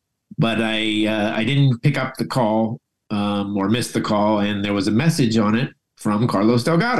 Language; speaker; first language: English; native; English